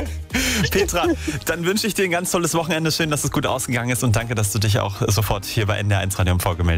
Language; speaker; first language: German; native; German